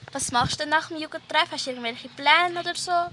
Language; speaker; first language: German; native; German